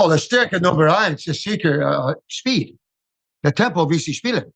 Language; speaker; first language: German; non-native, fluent; English